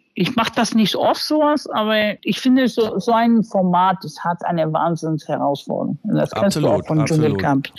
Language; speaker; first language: German; early bilingual, other home language; Spanish